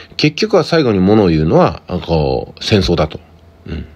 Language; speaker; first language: Japanese; native; Japanese